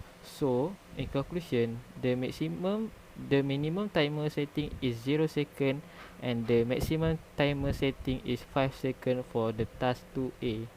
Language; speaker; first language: English; non-native, local second language; Malay